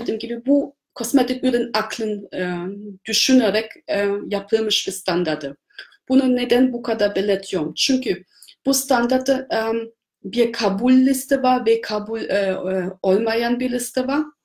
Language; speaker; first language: Turkish; non-native, fluent; German